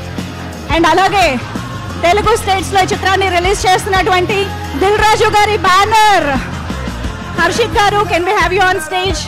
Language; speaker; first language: Telugu; native; Telugu